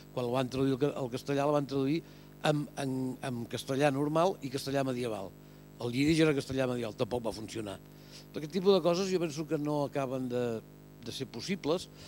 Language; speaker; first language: Catalan; native; Catalan